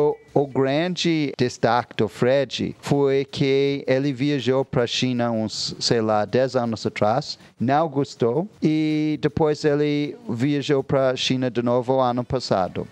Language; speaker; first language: Portuguese; non-native, fluent; English